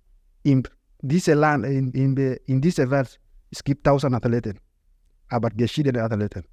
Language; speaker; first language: German; non-native, learner; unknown